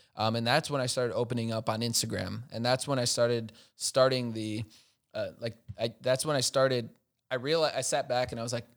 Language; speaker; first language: English; native; English